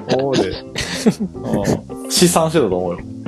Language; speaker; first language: Japanese; native; Japanese